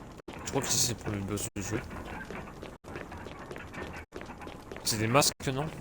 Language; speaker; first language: French; native; French